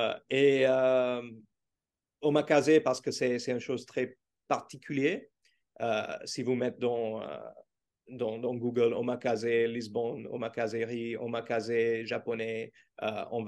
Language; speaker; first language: French; non-native, fluent; Portuguese